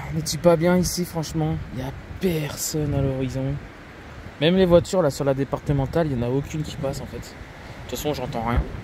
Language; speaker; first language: French; native; French